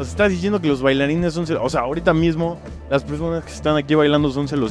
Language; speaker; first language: Spanish; native; Spanish